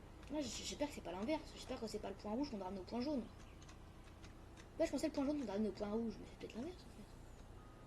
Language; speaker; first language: French; native; French